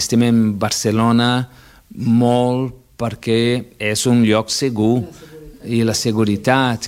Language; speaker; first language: Catalan; non-native, fluent; Portuguese